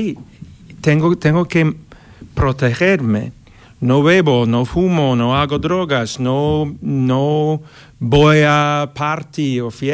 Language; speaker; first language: Spanish; non-native, fluent; English